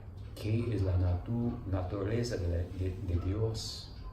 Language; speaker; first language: Spanish; non-native, learner; English